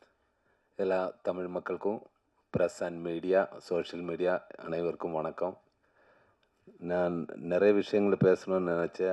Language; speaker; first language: Tamil; non-native, learner; Malayalam